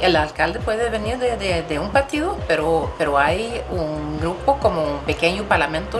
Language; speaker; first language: Spanish; non-native, fluent; Swedish